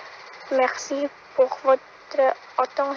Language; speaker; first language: French; non-native, learner; Indonesian